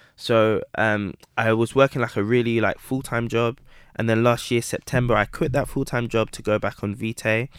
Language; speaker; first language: English; native; English